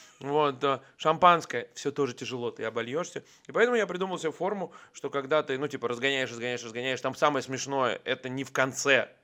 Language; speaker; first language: Russian; native; Russian